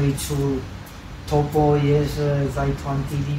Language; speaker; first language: Chinese; non-native, fluent; Czech